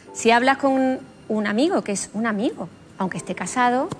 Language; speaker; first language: Spanish; native; Spanish